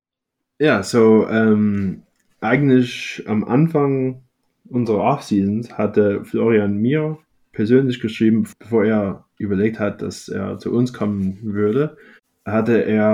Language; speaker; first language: German; non-native, fluent; English